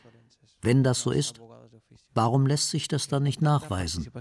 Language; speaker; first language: German; native; German